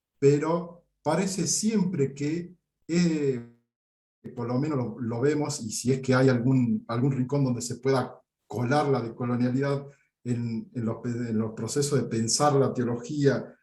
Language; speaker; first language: Spanish; native; Spanish